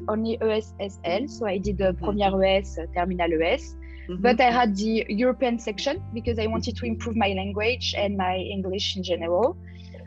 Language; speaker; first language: English; non-native, fluent; French